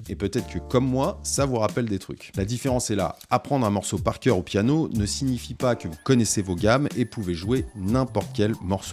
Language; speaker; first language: French; native; French